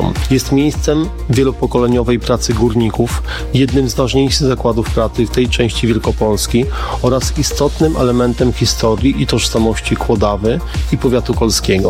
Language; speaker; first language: Polish; native; Polish